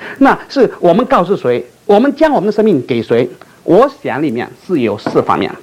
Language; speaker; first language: Chinese; non-native, local second language; Min Nan Chinese